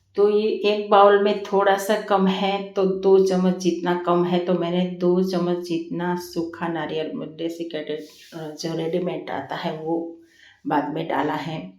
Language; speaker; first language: Hindi; non-native, local second language; Gujarati